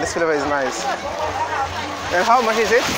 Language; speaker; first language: English; non-native, learner; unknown